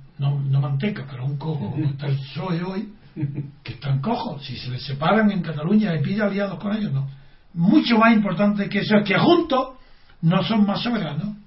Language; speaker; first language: Spanish; native; Spanish